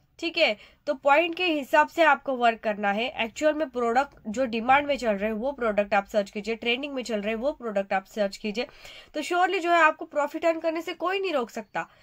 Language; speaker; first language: Hindi; native; Hindi